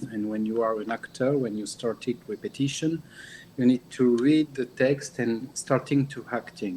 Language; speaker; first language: English; non-native, learner; French